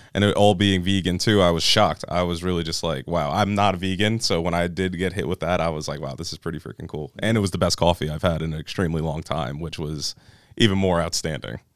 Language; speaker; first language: English; native; English